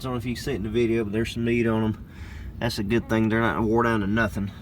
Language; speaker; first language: English; native; English